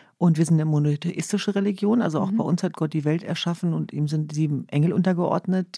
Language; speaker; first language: German; early bilingual, other home language; Kurdish